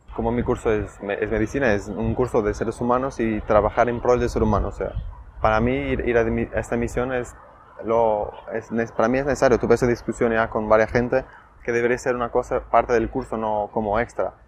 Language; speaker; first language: Spanish; non-native, fluent; Portuguese